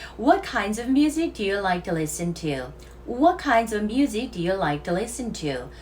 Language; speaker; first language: English; non-native, fluent; Korean